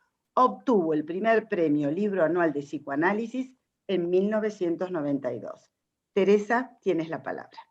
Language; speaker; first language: Spanish; native; Spanish